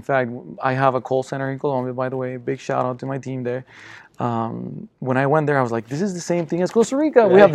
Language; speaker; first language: English; non-native, fluent; Spanish